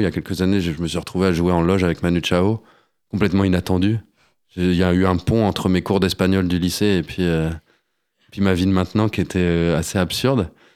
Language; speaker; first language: French; native; French